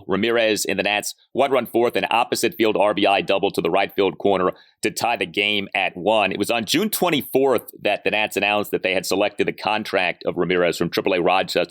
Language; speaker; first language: English; native; English